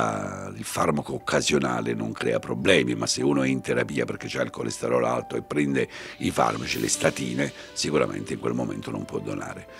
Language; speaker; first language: Italian; native; Italian